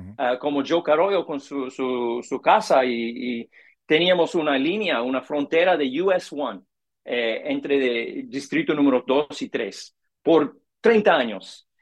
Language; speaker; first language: Spanish; non-native, learner; English